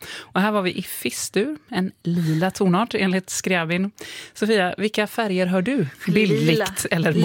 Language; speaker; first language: Swedish; native; Swedish